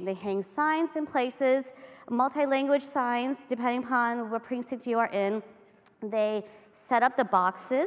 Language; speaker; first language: English; native; English